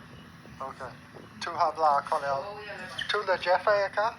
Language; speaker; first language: Spanish; non-native, learner; English